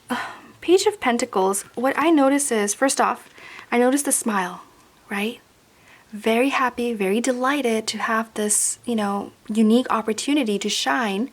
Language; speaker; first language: English; native; English